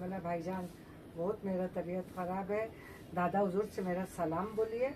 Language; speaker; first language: Hindi; non-native, local second language; Bangla